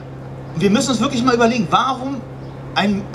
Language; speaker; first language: German; native; German